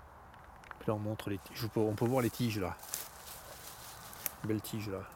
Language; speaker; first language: French; native; French